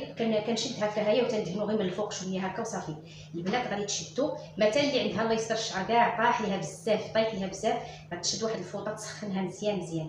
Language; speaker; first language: Arabic; native; Arabic